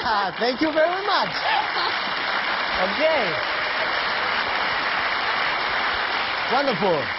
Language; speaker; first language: English; non-native, fluent; German